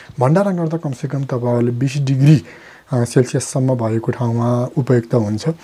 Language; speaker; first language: Nepali; native; Nepali